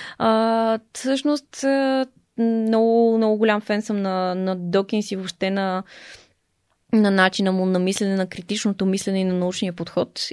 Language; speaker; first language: Bulgarian; native; Bulgarian